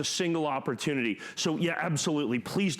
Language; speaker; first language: English; native; English